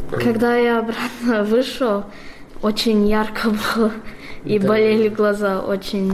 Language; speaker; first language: Russian; non-native, learner; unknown